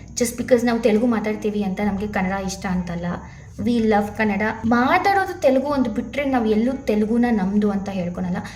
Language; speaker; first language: Kannada; non-native, local second language; Telugu